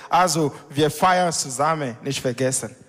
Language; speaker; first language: German; non-native, learner; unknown